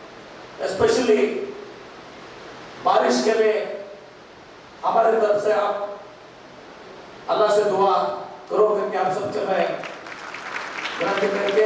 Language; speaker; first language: Hindi; non-native, local second language; Kannada